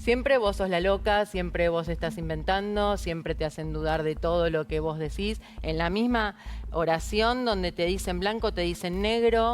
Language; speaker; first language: Spanish; native; Spanish